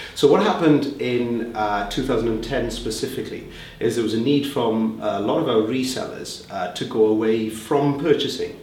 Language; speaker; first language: English; native; English